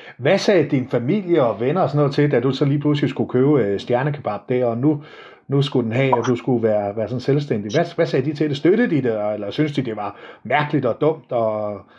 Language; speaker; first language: Danish; native; Danish